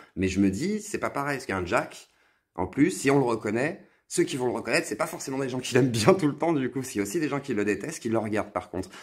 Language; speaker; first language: French; native; French